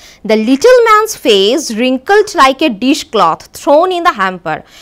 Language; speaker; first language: English; non-native, local second language; Bangla